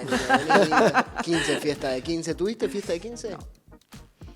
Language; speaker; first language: Spanish; native; Spanish